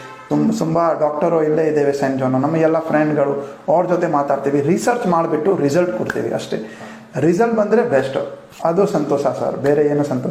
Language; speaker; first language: Kannada; non-native, local second language; Gujarati